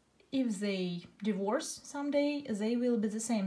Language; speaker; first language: English; non-native, fluent; Russian